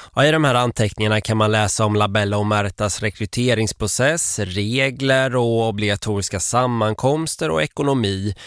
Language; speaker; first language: Swedish; native; Swedish